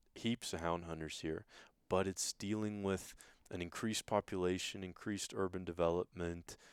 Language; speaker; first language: English; native; English